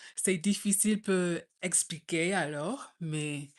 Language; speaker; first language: French; non-native, learner; English